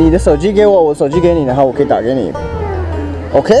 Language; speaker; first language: Chinese; early bilingual, heritage; Chinese